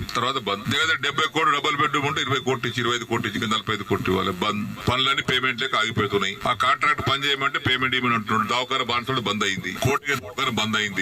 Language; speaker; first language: Telugu; native; Telugu